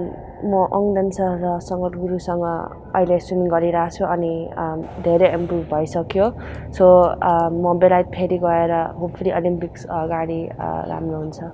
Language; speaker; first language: Nepali; early bilingual, heritage; Nepali